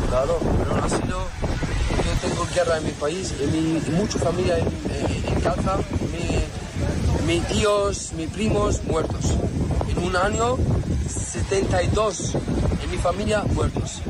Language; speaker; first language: Spanish; non-native, learner; Arabic